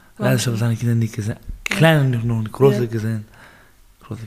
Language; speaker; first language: German; non-native, learner; Baluchi